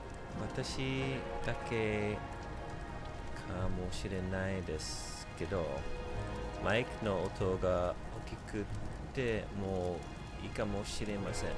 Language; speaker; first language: Japanese; non-native, learner; English